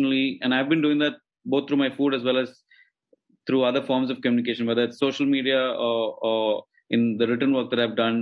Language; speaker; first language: English; non-native, local second language; Malayalam